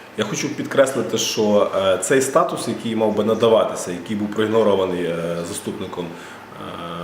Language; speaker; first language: Ukrainian; native; Ukrainian